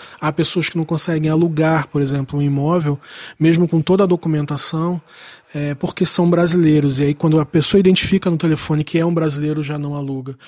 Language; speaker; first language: Portuguese; native; Portuguese